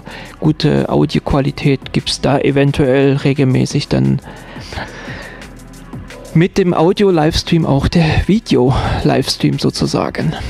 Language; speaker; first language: German; native; German